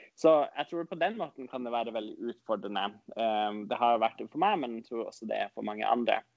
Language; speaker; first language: Norwegian; non-native, local second language; Northern Sami